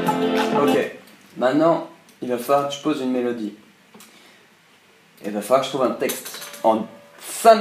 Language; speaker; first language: French; native; French